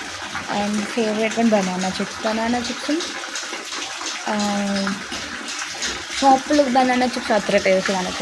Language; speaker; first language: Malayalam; non-native, local second language; Telugu